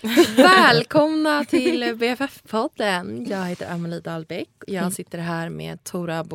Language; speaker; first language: Swedish; native; Swedish